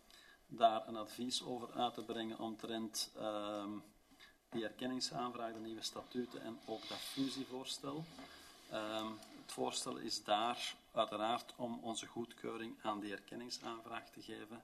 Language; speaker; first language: Dutch; native; Dutch